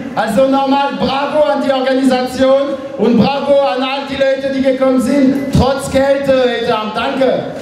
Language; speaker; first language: German; non-native, fluent; French